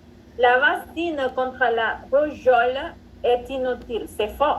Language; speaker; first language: French; non-native, fluent; Spanish